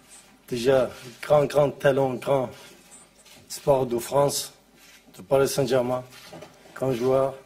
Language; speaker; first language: French; non-native, learner; Arabic